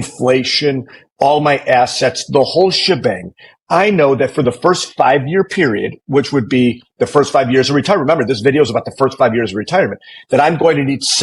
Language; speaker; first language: English; native; English